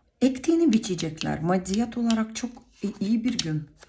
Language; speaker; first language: Turkish; non-native, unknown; Russian